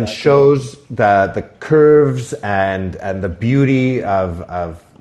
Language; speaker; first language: English; native; English